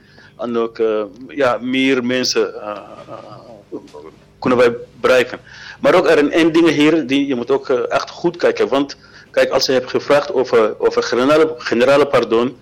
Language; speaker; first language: Dutch; non-native, learner; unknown